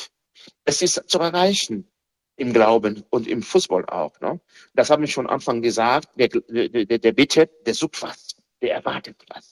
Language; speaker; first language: German; non-native, fluent; Haitian Creole